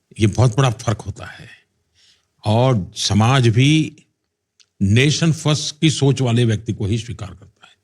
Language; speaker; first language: Hindi; non-native, local second language; Gujarati